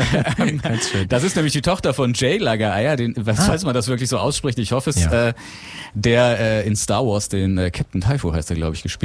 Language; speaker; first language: German; native; German